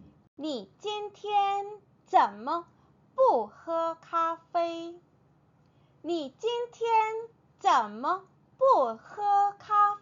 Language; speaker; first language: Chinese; non-native, fluent; Korean